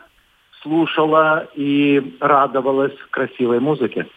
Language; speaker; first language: Russian; non-native, fluent; Lithuanian